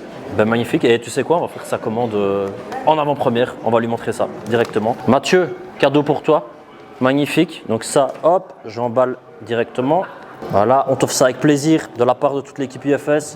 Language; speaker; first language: French; native; French